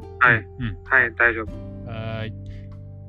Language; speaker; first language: Japanese; non-native, learner; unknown